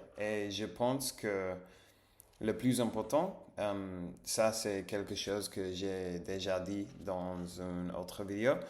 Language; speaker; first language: French; non-native, learner; English